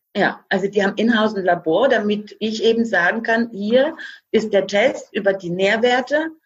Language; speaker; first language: German; non-native, fluent; Croatian